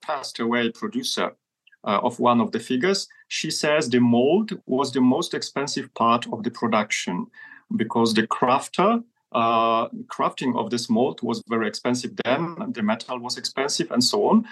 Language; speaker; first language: English; non-native, fluent; Polish